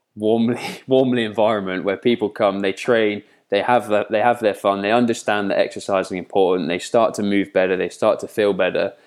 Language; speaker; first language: English; native; English